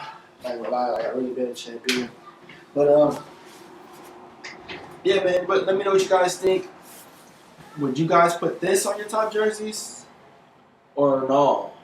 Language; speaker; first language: English; native; English